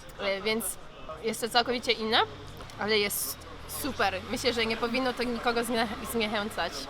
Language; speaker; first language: Polish; early bilingual, heritage; English